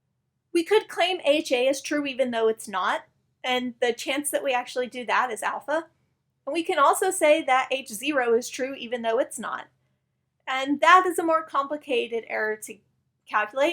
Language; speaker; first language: English; native; English